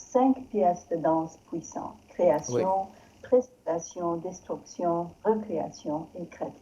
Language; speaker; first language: French; non-native, learner; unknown